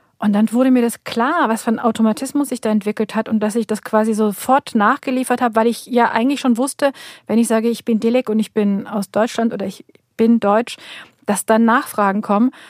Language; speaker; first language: German; early bilingual, other home language; Turkish